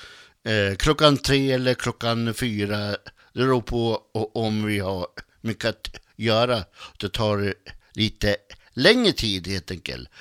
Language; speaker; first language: Swedish; native; Swedish